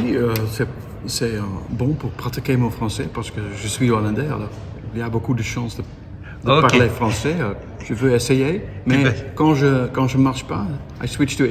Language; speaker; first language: French; non-native, learner; Dutch